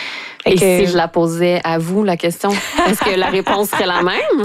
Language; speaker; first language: French; native; French